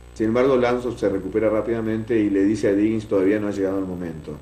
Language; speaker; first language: Spanish; native; Spanish